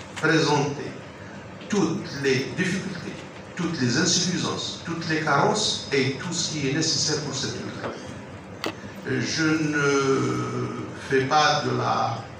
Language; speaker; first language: French; non-native, local second language; Arabic